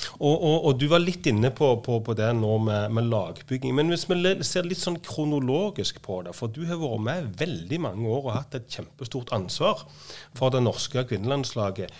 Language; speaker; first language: Norwegian; native; Norwegian